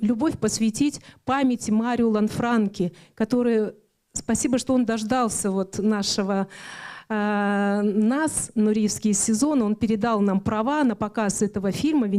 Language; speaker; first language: Russian; native; Russian